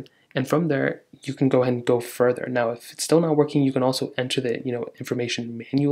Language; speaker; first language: English; native; English